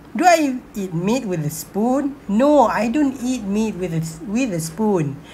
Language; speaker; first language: English; non-native, local second language; Malay